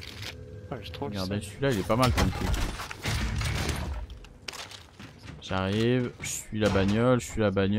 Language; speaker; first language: French; native; French